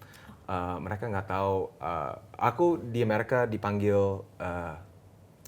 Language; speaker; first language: Indonesian; early bilingual, heritage; English